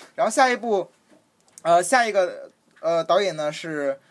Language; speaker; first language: Chinese; native; Chinese